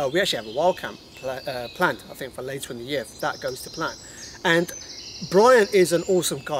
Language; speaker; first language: English; native; English